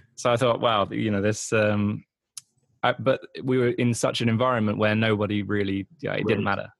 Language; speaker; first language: English; native; English